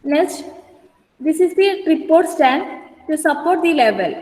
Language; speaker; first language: English; non-native, local second language; Malayalam